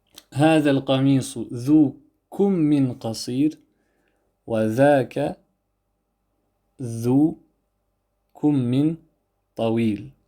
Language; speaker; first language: Arabic; non-native, fluent; French